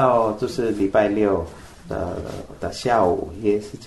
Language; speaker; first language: Chinese; non-native, fluent; Spanish